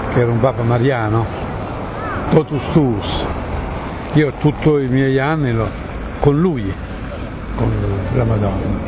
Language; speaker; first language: Italian; native; Italian